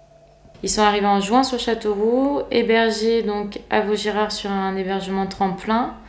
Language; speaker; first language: French; native; French